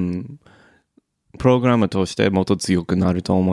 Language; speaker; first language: Japanese; non-native, learner; English